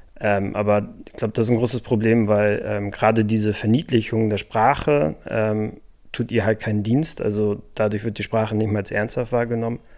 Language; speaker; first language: German; native; German